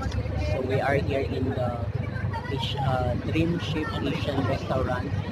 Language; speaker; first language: English; non-native, local second language; Filipino